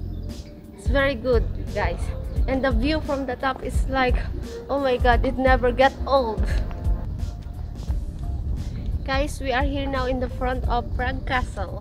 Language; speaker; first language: English; non-native, local second language; Filipino